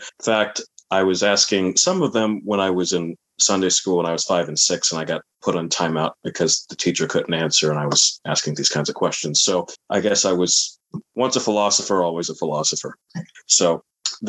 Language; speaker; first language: English; native; English